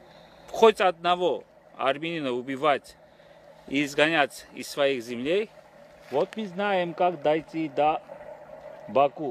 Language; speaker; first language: Russian; non-native, fluent; Armenian